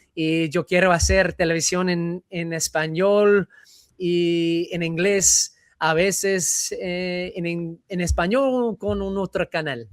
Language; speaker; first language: Spanish; non-native, learner; English